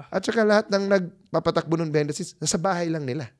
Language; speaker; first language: Filipino; non-native, local second language; Cebuano